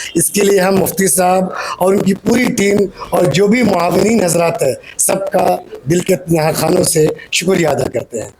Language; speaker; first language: Urdu; native; Urdu